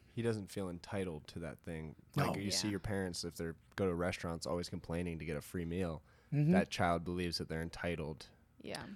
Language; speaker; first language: English; native; English